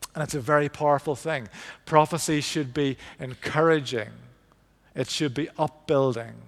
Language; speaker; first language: English; native; English